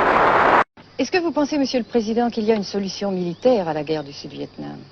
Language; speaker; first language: French; native; French